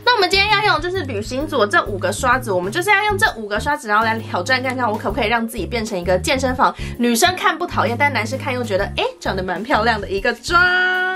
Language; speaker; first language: Chinese; native; Chinese